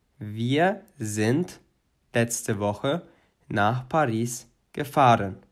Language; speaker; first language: German; non-native, fluent; Albanian